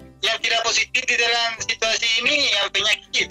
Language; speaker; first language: Indonesian; non-native, fluent; Spanish